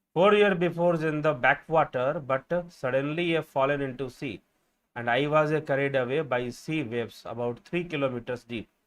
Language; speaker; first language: English; non-native, local second language; Hindi